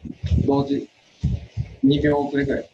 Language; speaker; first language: Japanese; native; Japanese